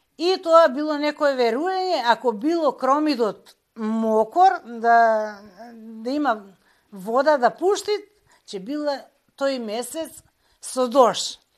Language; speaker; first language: Macedonian; early bilingual, heritage; Macedonian